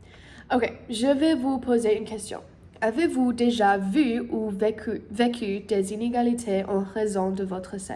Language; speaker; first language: French; non-native, learner; English